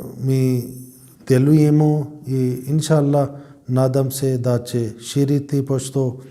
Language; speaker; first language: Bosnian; non-native, learner; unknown